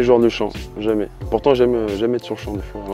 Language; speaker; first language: French; native; French